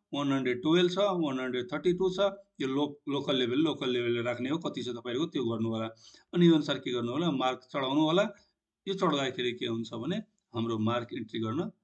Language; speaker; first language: Nepali; non-native, local second language; Maithili